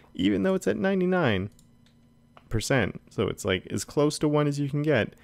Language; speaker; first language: English; native; English